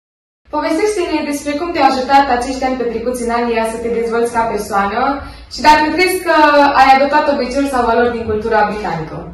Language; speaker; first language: Romanian; native; Romanian